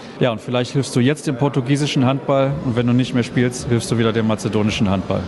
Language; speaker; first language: German; native; German